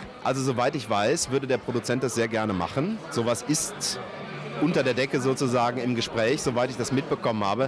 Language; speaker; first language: German; native; German